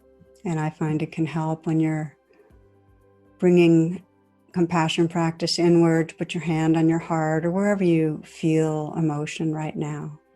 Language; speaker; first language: English; native; English